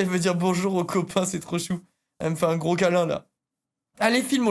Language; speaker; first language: French; native; French